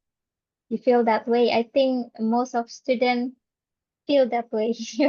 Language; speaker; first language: English; non-native, fluent; Indonesian